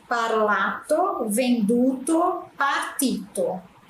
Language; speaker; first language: Italian; non-native, fluent; Portuguese